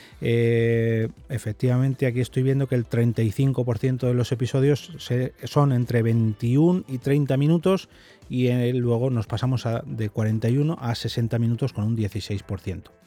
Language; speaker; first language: Spanish; native; Spanish